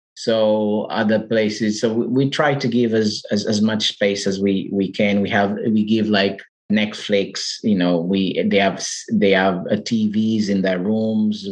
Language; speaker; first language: English; non-native, fluent; Portuguese